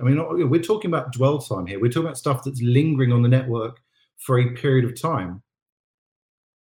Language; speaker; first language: English; native; English